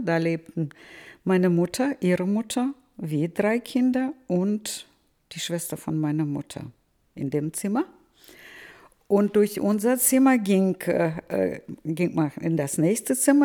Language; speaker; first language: German; early bilingual, heritage; German